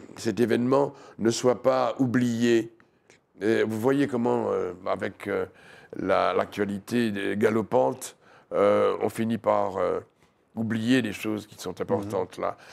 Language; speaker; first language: French; native; French